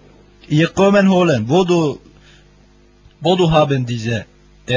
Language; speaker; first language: German; non-native, learner; Turkish